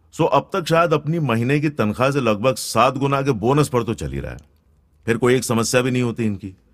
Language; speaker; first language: Hindi; non-native, local second language; Gujarati